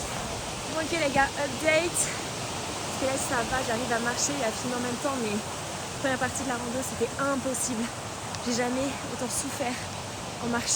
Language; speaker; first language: French; native; French